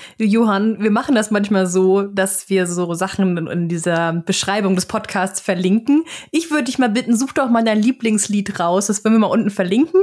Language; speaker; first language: German; native; German